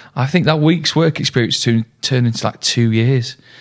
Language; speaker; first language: English; native; English